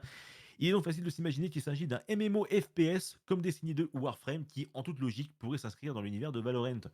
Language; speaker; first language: French; native; French